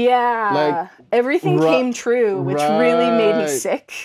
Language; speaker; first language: English; native; English